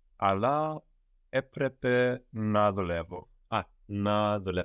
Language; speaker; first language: Greek; non-native, learner; English